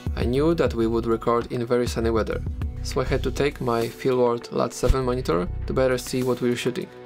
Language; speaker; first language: English; non-native, fluent; Polish